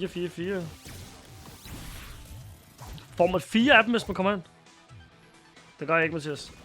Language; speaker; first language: Danish; native; Danish